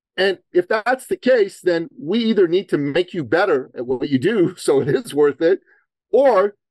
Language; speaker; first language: English; early bilingual, other home language; Persian